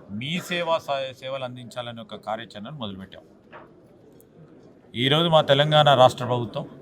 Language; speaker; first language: Telugu; native; Telugu